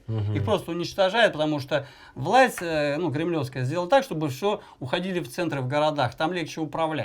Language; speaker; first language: Russian; native; Russian